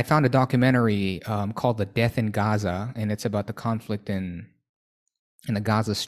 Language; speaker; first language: English; non-native, local second language; Filipino